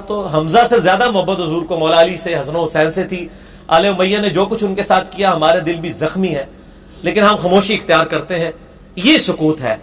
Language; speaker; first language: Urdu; non-native, local second language; Punjabi